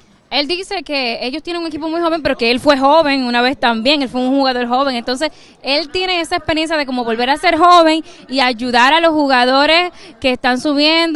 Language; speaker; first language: Spanish; native; Spanish